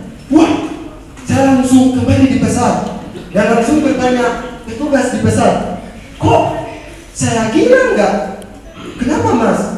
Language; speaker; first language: Indonesian; non-native, fluent; Ganda